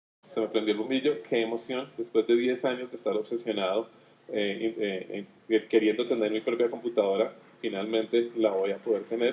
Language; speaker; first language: Spanish; native; Spanish